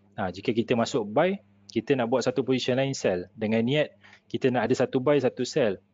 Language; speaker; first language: Malay; native; Malay